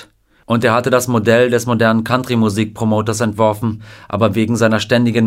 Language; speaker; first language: German; native; German